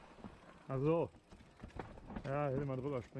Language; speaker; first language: German; native; German